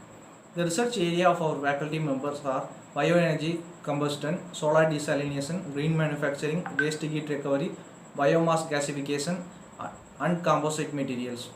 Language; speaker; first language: English; non-native, local second language; Tamil